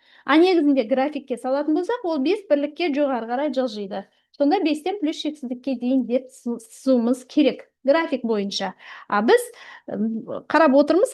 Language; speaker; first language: Kazakh; native; Kazakh